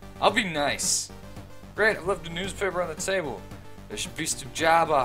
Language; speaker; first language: English; native; English